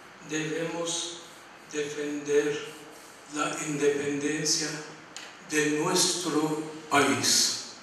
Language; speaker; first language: Spanish; non-native, fluent; Armenian